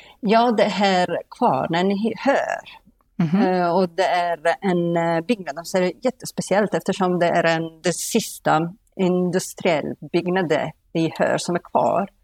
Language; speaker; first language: Swedish; non-native, fluent; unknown